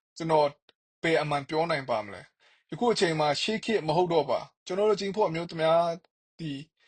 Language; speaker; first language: Burmese; non-native, local second language; Kachin